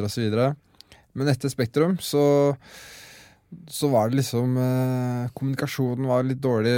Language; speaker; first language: Norwegian; native; Norwegian